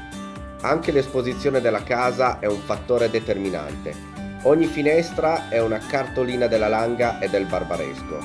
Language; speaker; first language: Italian; native; Italian